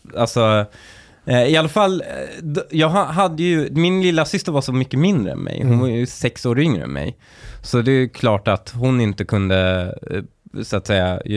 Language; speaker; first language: Swedish; early bilingual, other home language; Persian